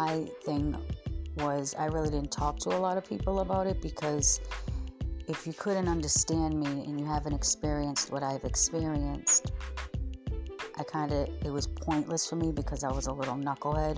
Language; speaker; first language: English; native; English